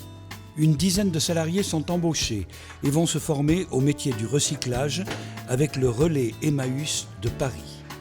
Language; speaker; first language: French; native; French